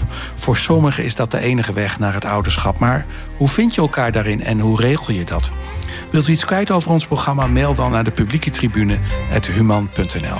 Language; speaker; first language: Dutch; native; Dutch